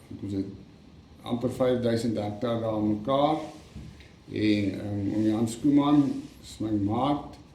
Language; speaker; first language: Afrikaans; native; Afrikaans